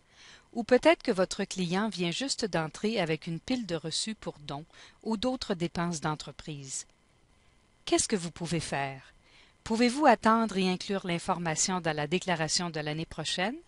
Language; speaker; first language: French; native; French